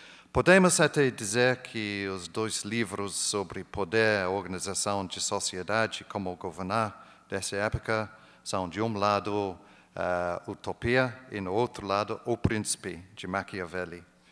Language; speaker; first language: Portuguese; non-native, fluent; English